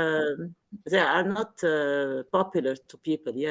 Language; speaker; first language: English; non-native, learner; Arabic